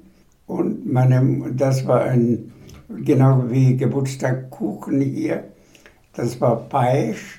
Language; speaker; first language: German; non-native, fluent; Bangla